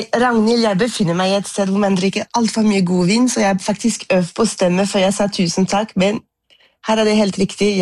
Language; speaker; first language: Norwegian; non-native, fluent; French